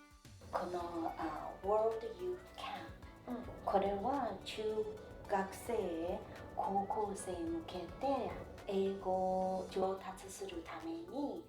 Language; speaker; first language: Japanese; non-native, fluent; Chinese